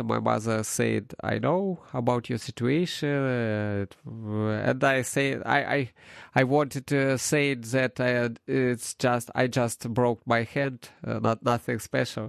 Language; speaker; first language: English; non-native, learner; Ukrainian